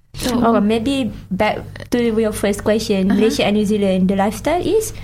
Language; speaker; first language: English; non-native, local second language; Malay